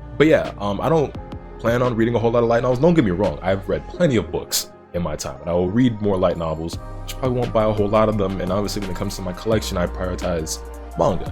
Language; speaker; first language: English; native; English